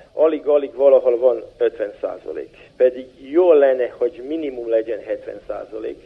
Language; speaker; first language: Hungarian; non-native, local second language; Serbian